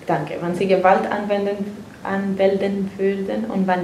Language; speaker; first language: German; non-native, fluent; Spanish